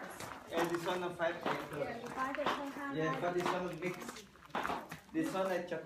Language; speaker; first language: English; non-native, learner; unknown